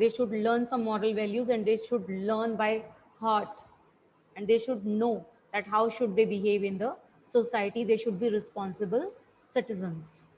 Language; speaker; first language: English; non-native, local second language; Hindi